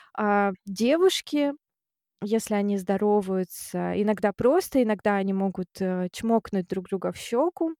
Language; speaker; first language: Russian; native; Russian